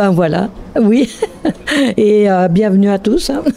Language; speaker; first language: French; native; French